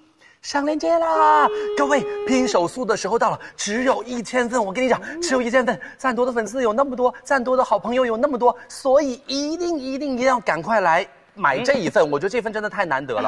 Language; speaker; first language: Chinese; native; Chinese